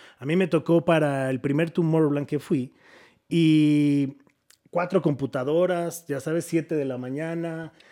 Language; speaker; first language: Spanish; native; Spanish